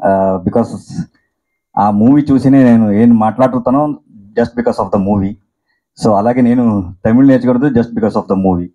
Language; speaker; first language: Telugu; non-native, local second language; Kannada